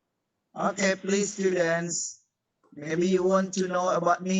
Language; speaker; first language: English; non-native, fluent; Indonesian